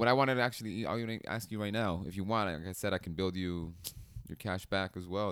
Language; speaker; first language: English; native; English